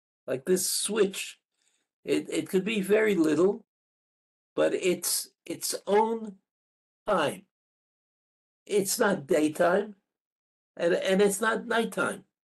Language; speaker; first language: English; native; English